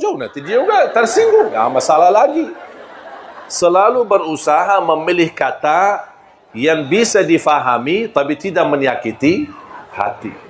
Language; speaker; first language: Malay; non-native, fluent; Arabic